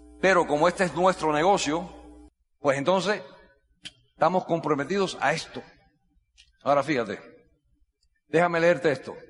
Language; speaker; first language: Spanish; non-native, fluent; English